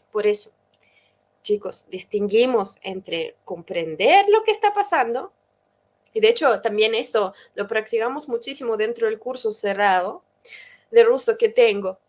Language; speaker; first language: Spanish; non-native, fluent; Russian